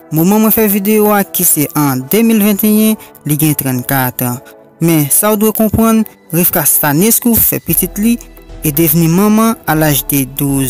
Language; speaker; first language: French; non-native, learner; Haitian Creole